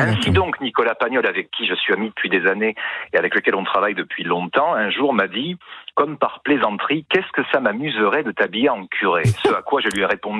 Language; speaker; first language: French; native; French